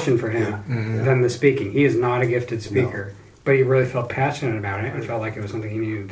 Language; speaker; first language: English; native; English